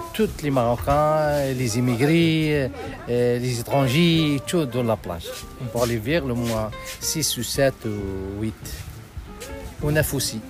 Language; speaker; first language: French; non-native, learner; Arabic